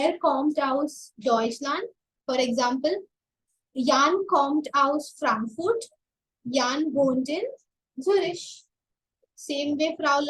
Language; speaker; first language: German; non-native, fluent; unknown